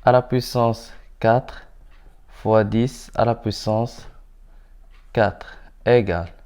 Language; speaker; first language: French; non-native, local second language; Arabic